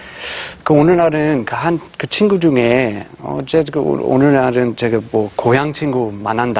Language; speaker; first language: Korean; non-native, fluent; English